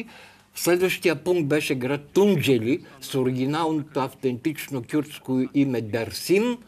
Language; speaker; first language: Bulgarian; native; Bulgarian